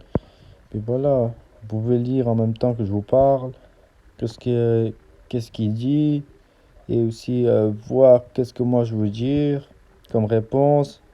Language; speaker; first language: French; native; French